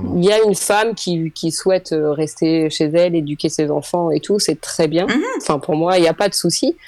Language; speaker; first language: French; native; French